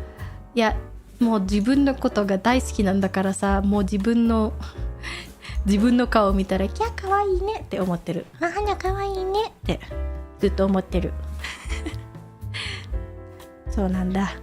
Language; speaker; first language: Japanese; non-native, fluent; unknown